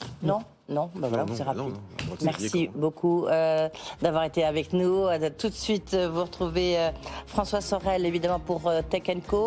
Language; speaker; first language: French; native; French